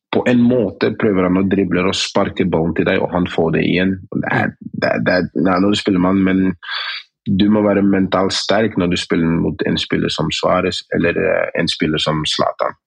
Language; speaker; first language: Norwegian; early bilingual, other home language; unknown